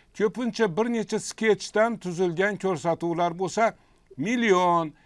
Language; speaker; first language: Uzbek; native; Uzbek